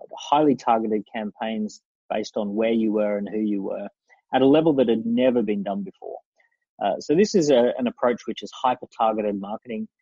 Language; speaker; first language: English; native; English